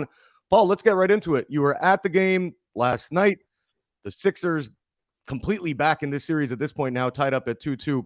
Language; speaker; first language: English; native; English